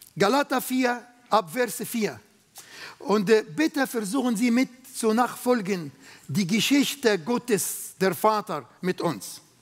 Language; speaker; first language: German; non-native, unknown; Arabic